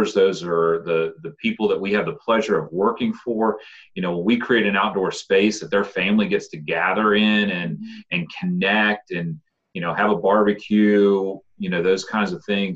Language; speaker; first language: English; native; English